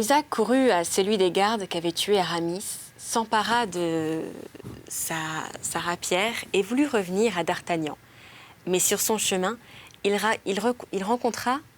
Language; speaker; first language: French; native; French